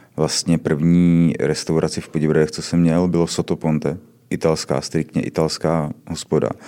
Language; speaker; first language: Czech; native; Czech